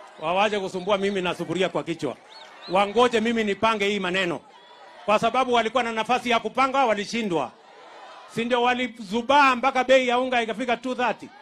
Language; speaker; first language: Swahili; non-native, local second language; Kalenjin